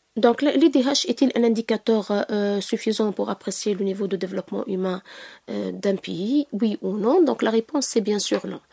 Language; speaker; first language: French; non-native, local second language; Arabic